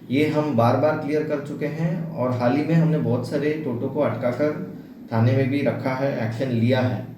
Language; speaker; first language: Hindi; non-native, local second language; Bangla